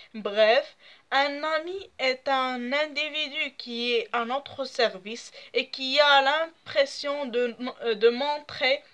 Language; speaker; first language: French; non-native, local second language; Arabic